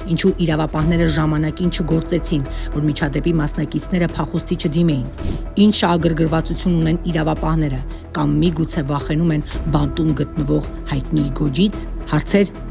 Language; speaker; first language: Armenian; native; Armenian